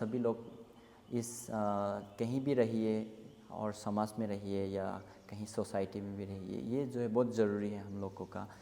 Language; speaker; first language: Hindi; non-native, local second language; Assamese